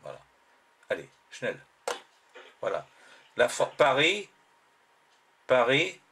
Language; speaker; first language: French; native; French